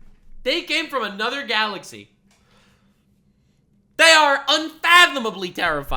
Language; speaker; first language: English; native; English